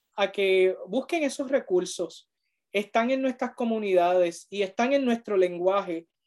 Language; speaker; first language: Spanish; early bilingual, heritage; Spanish